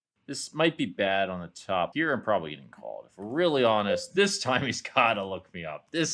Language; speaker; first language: English; native; English